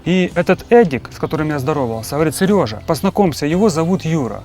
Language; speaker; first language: Russian; native; Russian